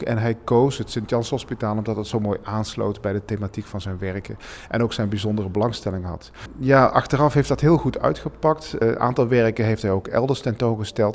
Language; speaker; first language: Dutch; native; Dutch